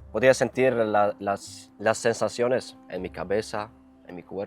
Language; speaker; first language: Spanish; non-native, learner; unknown